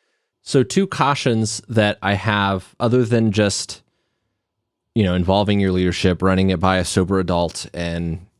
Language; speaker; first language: English; native; English